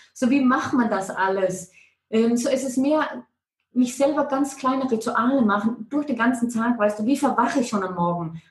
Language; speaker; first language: German; non-native, fluent; Danish